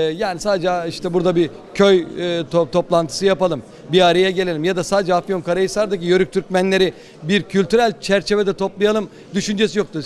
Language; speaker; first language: Turkish; native; Turkish